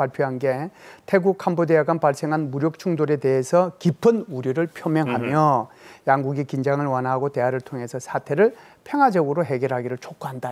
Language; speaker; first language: Korean; native; Korean